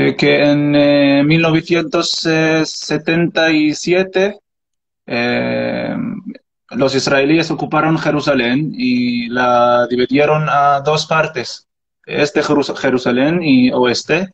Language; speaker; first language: Spanish; non-native, learner; Arabic